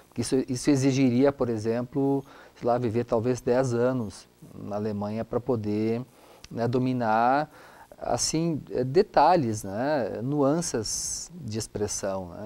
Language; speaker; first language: Portuguese; non-native, local second language; German